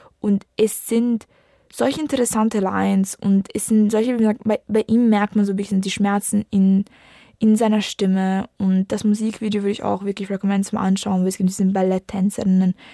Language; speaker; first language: German; early bilingual, other home language; Italian